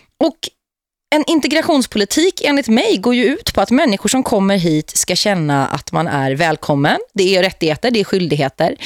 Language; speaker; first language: Swedish; native; Swedish